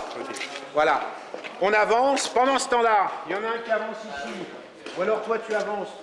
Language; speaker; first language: French; native; French